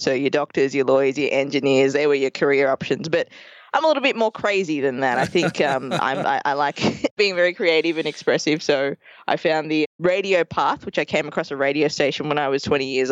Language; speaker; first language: English; native; English